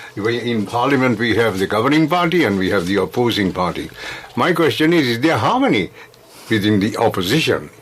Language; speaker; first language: English; non-native, local second language; Sinhala